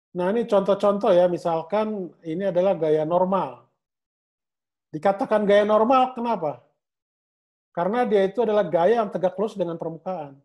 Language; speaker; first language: Indonesian; native; Indonesian